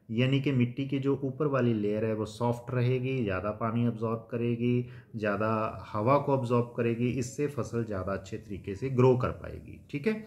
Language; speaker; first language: Hindi; non-native, local second language; Punjabi